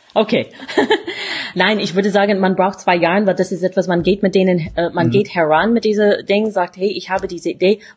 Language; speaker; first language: German; non-native, fluent; English